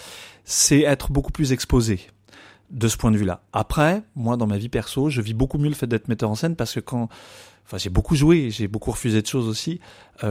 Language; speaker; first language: French; native; French